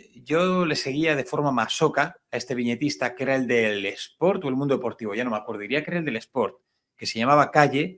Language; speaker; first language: Spanish; native; Spanish